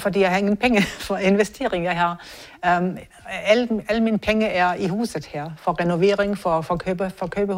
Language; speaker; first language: Danish; non-native, fluent; German